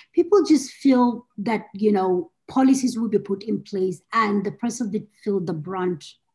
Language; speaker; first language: English; non-native, local second language; Hausa